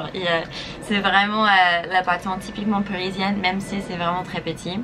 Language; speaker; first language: French; non-native, fluent; English